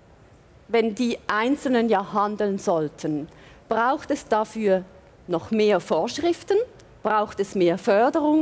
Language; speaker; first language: German; native; German